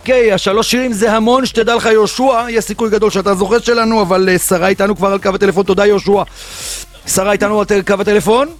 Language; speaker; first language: Hebrew; native; Hebrew